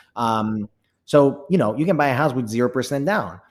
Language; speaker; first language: English; early bilingual, other home language; Spanish